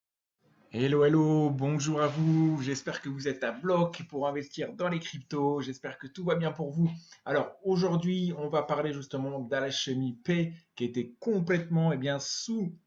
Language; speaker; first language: French; native; French